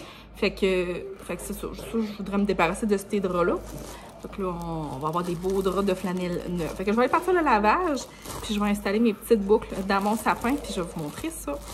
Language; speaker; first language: French; native; French